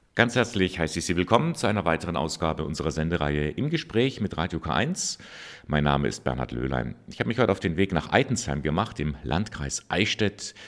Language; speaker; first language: German; native; German